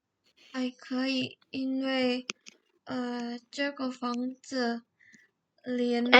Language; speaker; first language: Chinese; non-native, learner; Indonesian